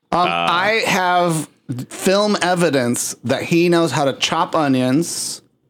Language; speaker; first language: English; native; English